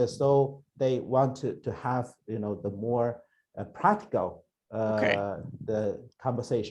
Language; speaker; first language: English; non-native, learner; Chinese